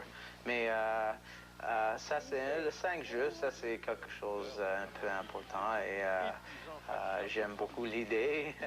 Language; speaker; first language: French; non-native, local second language; English